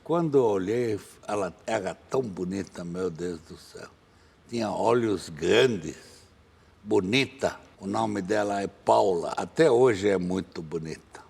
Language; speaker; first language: Portuguese; non-native, fluent; Arabic